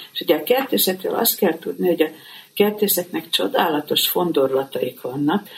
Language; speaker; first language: Hungarian; native; Hungarian